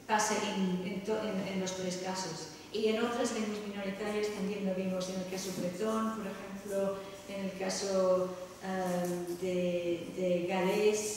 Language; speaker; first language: Spanish; non-native, fluent; English